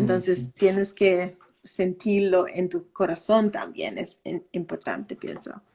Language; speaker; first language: Spanish; non-native, fluent; Danish